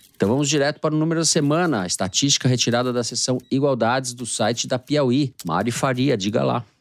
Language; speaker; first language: Portuguese; native; Portuguese